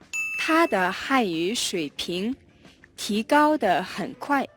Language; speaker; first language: Chinese; non-native, learner; Mongolian